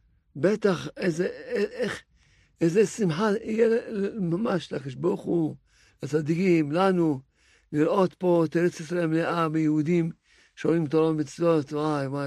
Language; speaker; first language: Hebrew; non-native, fluent; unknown